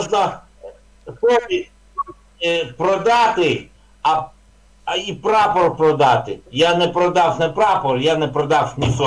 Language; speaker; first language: Ukrainian; non-native, local second language; Russian